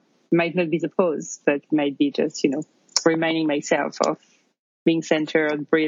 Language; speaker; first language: English; non-native, fluent; French